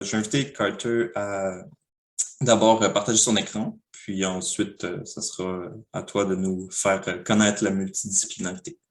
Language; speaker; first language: French; native; French